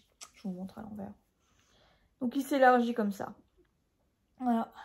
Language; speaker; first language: French; native; French